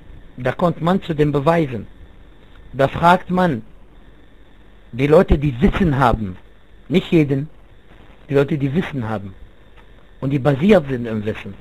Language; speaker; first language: German; non-native, fluent; Arabic